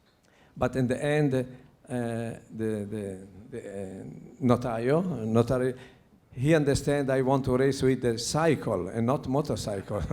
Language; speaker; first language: English; non-native, learner; Italian